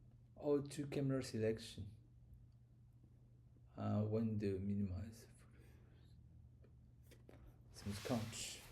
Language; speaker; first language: English; non-native, learner; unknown